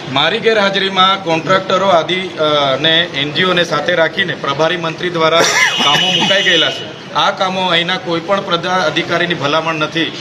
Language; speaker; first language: Gujarati; non-native, local second language; Vasavi